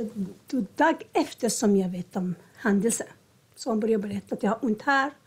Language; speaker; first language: Swedish; non-native, learner; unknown